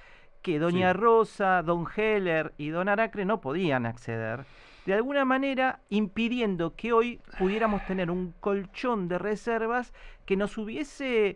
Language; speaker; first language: Spanish; native; Spanish